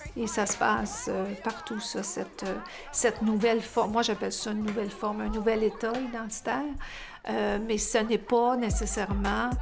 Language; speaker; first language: French; native; French